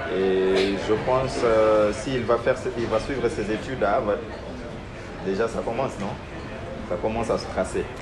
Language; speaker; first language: French; non-native, fluent; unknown